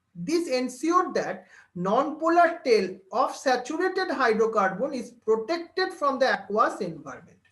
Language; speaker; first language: English; non-native, local second language; Bangla